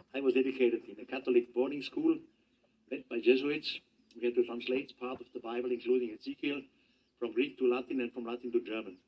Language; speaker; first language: English; non-native, fluent; German